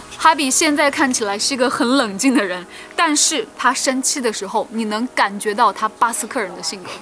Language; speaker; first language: Chinese; native; Chinese